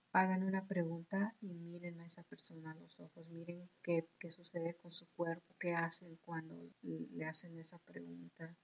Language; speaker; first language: Spanish; early bilingual, heritage; Spanish